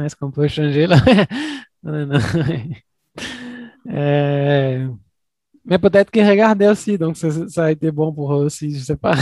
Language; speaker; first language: French; non-native, fluent; Portuguese